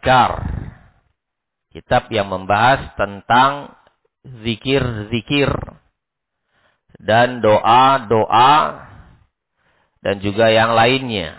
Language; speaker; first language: Indonesian; native; Indonesian